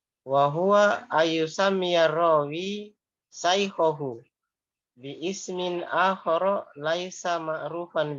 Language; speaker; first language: Arabic; non-native, learner; Indonesian